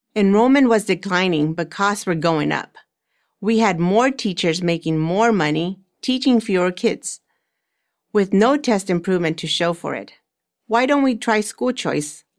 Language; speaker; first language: English; early bilingual, other home language; Spanish